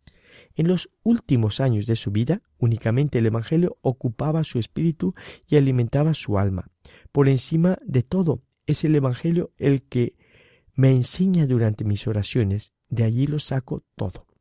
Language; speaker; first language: Spanish; native; Spanish